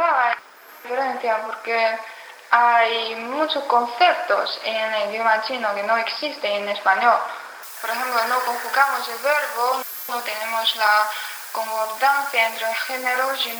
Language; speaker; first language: Spanish; non-native, learner; Chinese